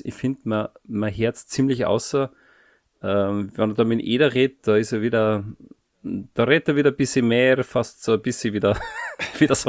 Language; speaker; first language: German; native; German